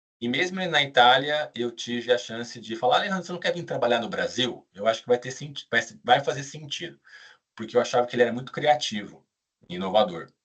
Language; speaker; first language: Portuguese; native; Portuguese